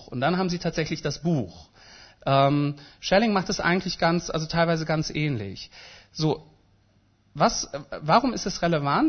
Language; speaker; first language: German; native; German